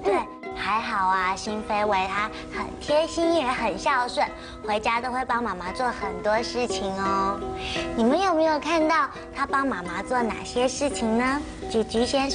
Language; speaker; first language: Chinese; native; Chinese